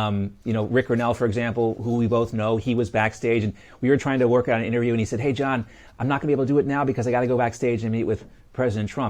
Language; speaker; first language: English; native; English